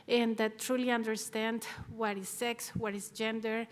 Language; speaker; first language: English; non-native, fluent; Spanish